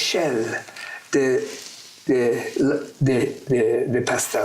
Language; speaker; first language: French; non-native, fluent; English